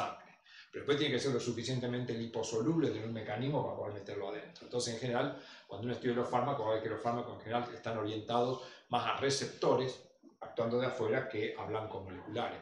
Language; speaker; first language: Spanish; native; Spanish